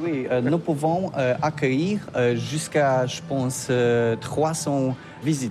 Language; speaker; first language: French; non-native, learner; Polish